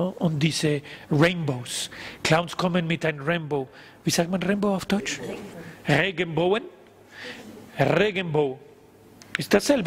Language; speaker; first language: German; non-native, learner; Spanish